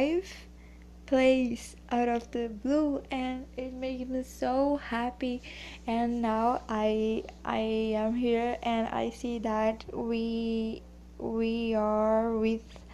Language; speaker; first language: English; non-native, learner; Portuguese